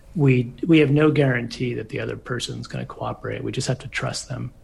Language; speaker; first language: English; native; English